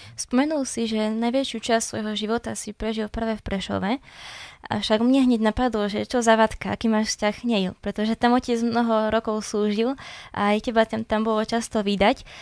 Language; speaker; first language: Slovak; native; Slovak